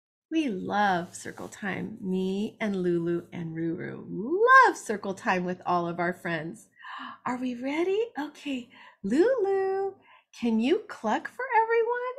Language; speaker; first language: English; native; English